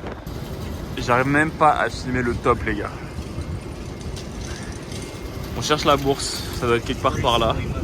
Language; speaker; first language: French; native; French